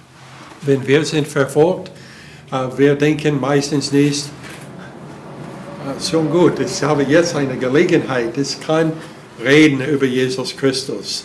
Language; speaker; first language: German; non-native, fluent; English